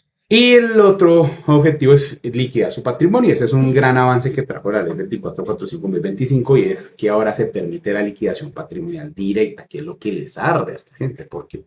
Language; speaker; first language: Spanish; native; Spanish